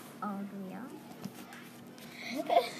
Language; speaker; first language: Spanish; non-native, learner; English